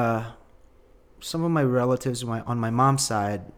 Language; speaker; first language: English; non-native, local second language; Filipino